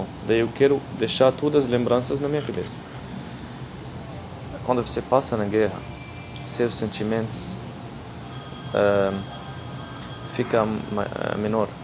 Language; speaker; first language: Portuguese; non-native, learner; Arabic